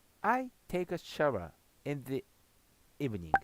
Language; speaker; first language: English; non-native, learner; Japanese